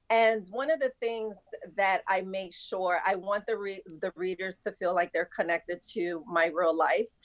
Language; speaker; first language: English; native; English